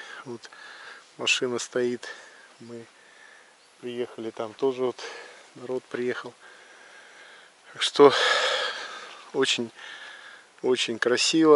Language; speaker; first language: Russian; native; Russian